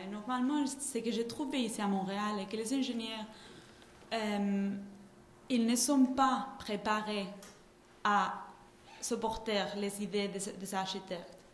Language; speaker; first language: French; non-native, fluent; Spanish